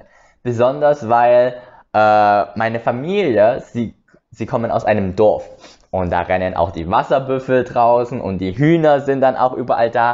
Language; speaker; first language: German; early bilingual, other home language; Vietnamese